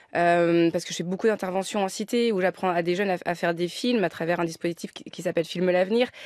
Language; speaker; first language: French; native; French